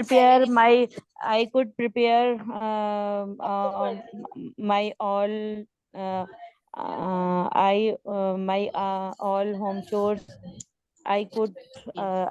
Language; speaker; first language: English; non-native, learner; Urdu